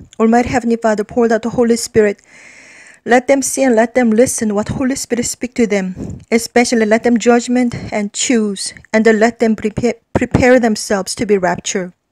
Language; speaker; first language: English; non-native, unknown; Korean